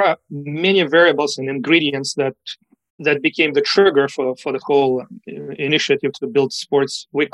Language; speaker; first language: English; non-native, fluent; Ukrainian